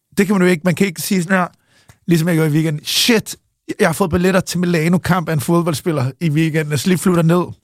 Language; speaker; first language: Danish; early bilingual, other home language; English